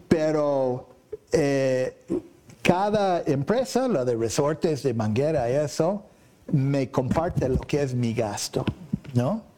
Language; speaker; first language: Spanish; non-native, fluent; English